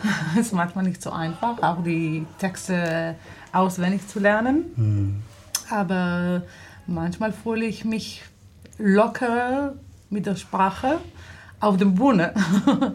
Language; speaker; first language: German; non-native, fluent; Hebrew